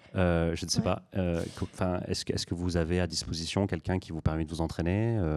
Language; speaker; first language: French; native; French